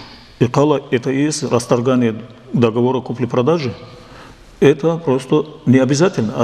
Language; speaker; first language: Russian; non-native, local second language; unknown